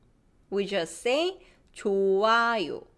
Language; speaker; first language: Korean; non-native, fluent; English